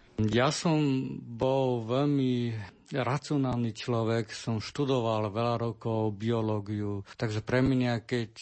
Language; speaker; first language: Slovak; non-native, learner; Chinese